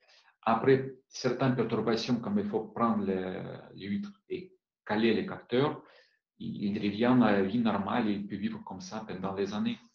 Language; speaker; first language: French; non-native, fluent; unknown